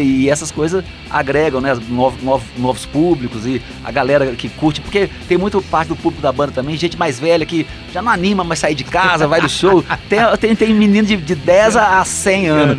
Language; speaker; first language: Portuguese; native; Portuguese